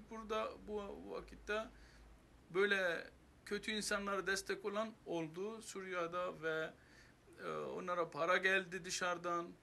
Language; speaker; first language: Turkish; non-native, fluent; Armenian